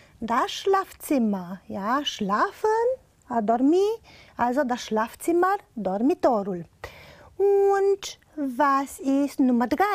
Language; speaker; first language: German; non-native, fluent; Romanian